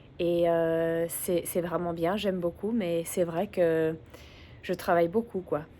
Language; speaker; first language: French; early bilingual, other home language; English